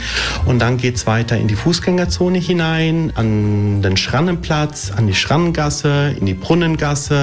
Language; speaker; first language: German; early bilingual, other home language; Italian